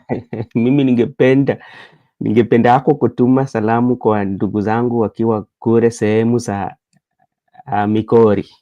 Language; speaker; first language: Swahili; non-native, local second language; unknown